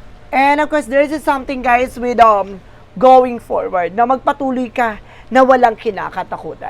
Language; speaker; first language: English; non-native, local second language; Filipino